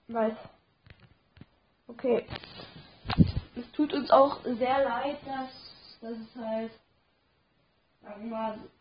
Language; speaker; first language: German; native; German